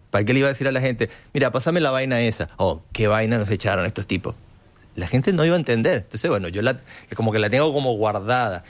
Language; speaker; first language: Spanish; native; Spanish